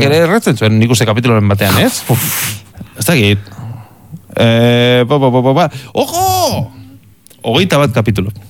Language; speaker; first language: Basque; native; Basque